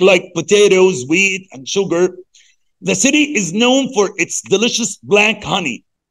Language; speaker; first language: English; non-native, fluent; Arabic